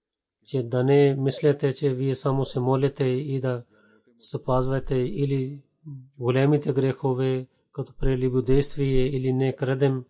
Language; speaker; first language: Bulgarian; non-native, fluent; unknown